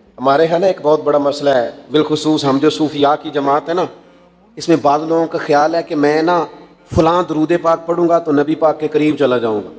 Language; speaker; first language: Urdu; non-native, local second language; Punjabi